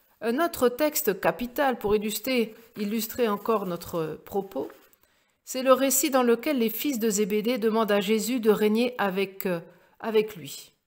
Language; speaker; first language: French; native; French